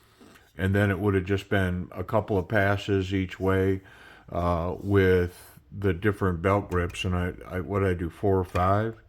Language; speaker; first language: English; native; English